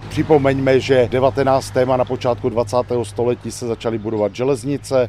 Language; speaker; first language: Czech; native; Czech